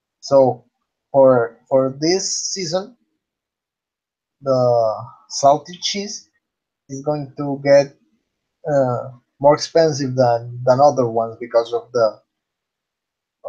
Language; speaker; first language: English; non-native, learner; Spanish